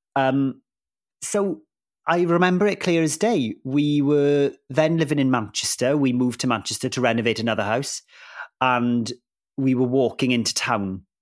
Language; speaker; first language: English; non-native, local second language; Welsh